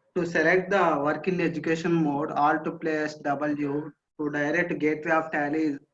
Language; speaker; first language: English; non-native, local second language; Telugu